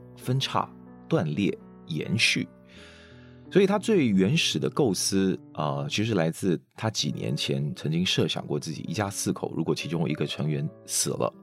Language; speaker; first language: Chinese; non-native, local second language; Hakka Chinese